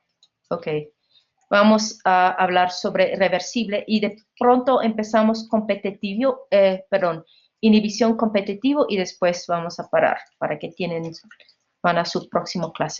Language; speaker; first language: Spanish; non-native, fluent; English